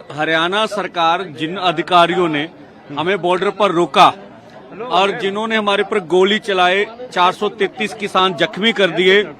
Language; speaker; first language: Hindi; non-native, local second language; Punjabi